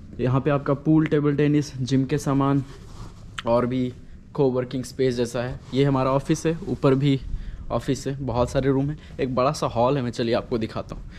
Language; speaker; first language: Hindi; native; Hindi